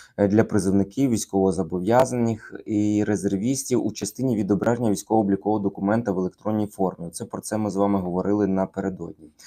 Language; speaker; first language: Ukrainian; native; Ukrainian